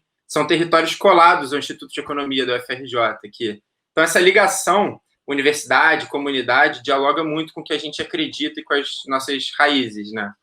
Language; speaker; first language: Portuguese; native; Portuguese